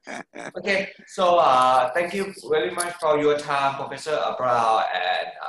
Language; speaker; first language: English; non-native, learner; Thai